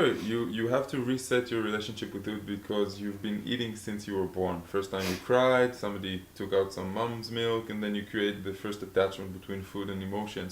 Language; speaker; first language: English; non-native, fluent; Hebrew